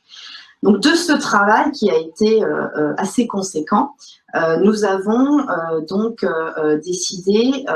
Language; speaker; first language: French; native; French